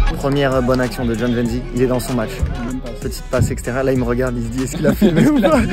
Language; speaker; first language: French; native; French